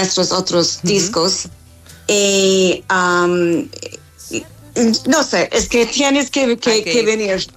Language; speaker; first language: Spanish; non-native, fluent; English